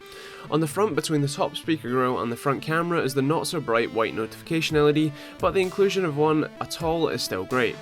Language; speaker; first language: English; native; English